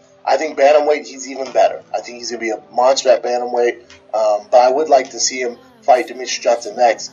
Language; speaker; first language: English; native; English